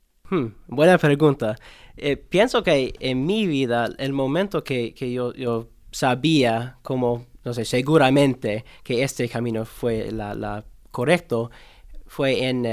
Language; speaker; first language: Spanish; non-native, learner; English